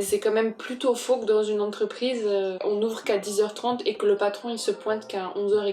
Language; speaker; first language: French; native; French